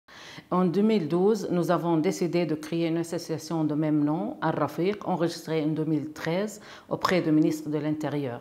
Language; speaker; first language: French; non-native, fluent; Arabic